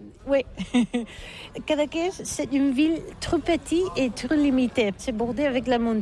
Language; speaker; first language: French; non-native, learner; Catalan